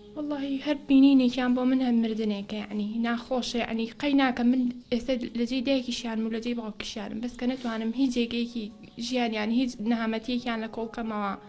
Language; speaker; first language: Central Kurdish; native; Central Kurdish